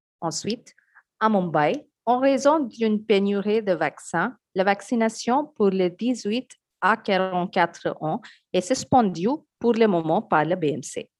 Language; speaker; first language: French; non-native, fluent; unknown